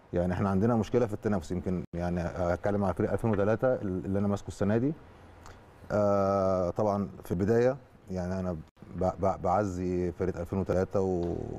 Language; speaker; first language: Egyptian Arabic; native; Egyptian Arabic